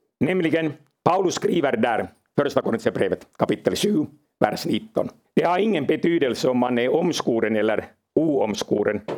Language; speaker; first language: Swedish; non-native, local second language; Finnish